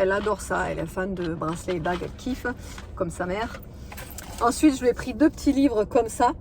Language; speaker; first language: French; native; French